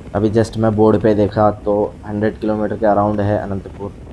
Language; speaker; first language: Hindi; non-native, local second language; Urdu